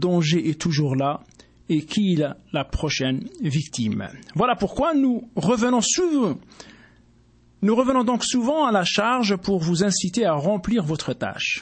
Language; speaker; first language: French; native; French